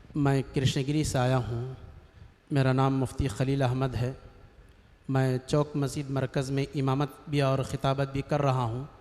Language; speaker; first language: Urdu; native; Urdu